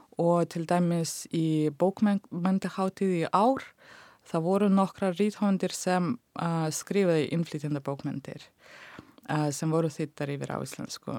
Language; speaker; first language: Icelandic; non-native, fluent; Russian